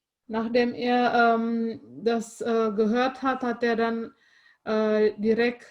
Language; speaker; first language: German; non-native, fluent; Indonesian